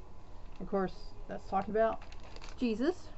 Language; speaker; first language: English; native; English